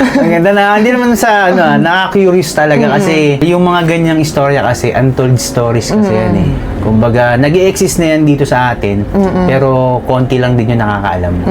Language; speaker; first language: Filipino; native; Filipino